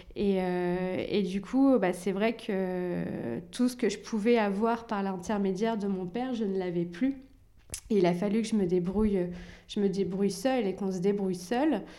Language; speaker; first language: French; early bilingual, other home language; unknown